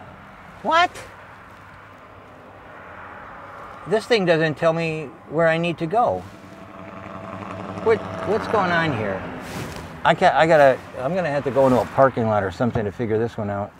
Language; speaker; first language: English; native; English